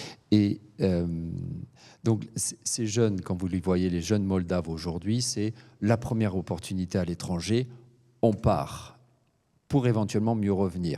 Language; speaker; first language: French; native; French